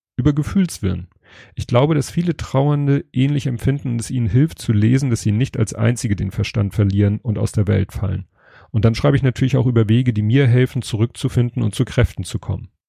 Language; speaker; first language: German; native; German